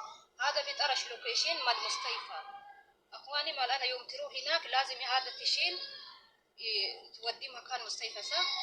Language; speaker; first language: Arabic; non-native, learner; Oromo